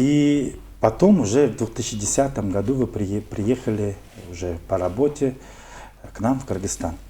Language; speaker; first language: Russian; native; Russian